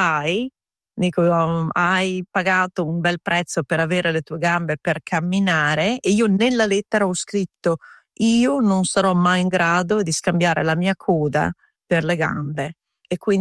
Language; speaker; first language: Italian; early bilingual, heritage; Italian